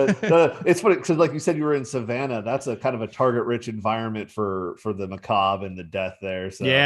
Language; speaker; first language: English; native; English